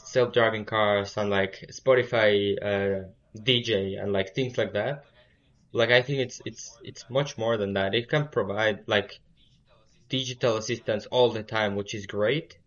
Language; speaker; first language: English; early bilingual, other home language; Spanish